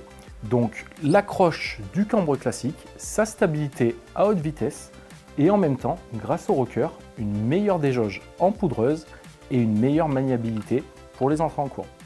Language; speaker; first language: French; native; French